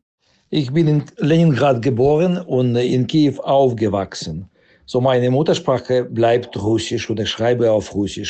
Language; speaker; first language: German; non-native, fluent; Russian